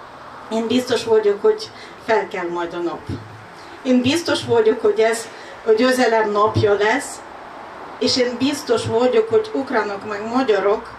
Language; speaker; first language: Hungarian; non-native, fluent; Ukrainian